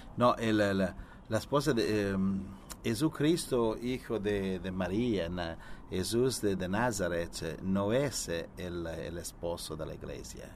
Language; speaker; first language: Spanish; non-native, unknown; Italian